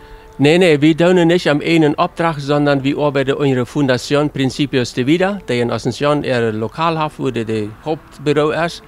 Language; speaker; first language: German; non-native, local second language; Plautdietsch